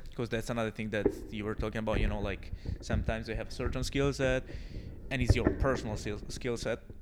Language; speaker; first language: English; non-native, fluent; Italian